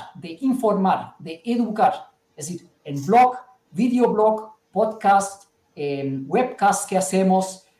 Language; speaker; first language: Spanish; early bilingual, heritage; German